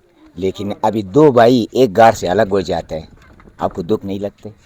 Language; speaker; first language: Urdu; early bilingual, other home language; Pashto